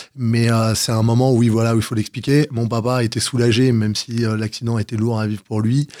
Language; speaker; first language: French; native; French